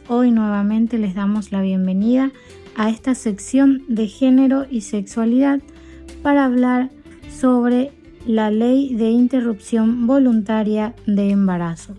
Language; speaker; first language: Spanish; native; Spanish